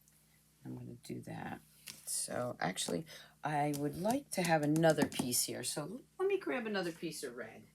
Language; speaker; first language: English; native; English